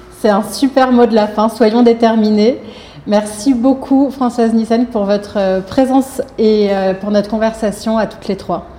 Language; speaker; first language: French; native; French